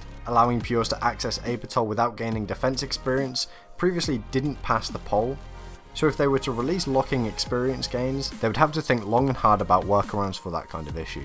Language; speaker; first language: English; native; English